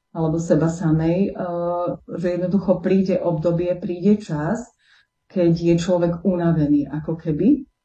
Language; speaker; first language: Slovak; native; Slovak